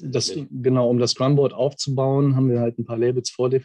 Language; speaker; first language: German; native; German